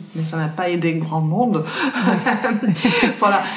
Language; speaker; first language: French; non-native, fluent; English